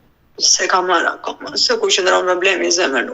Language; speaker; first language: Albanian; native; Albanian